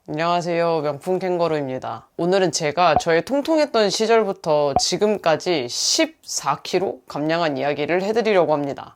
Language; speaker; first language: Korean; native; Korean